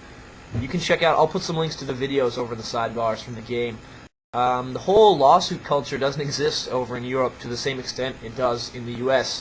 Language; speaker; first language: English; native; English